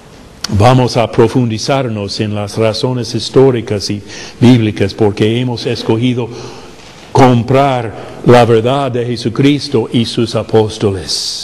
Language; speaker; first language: Spanish; non-native, fluent; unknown